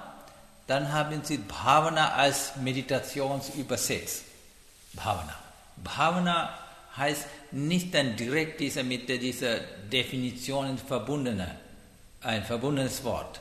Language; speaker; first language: German; non-native, learner; Sinhala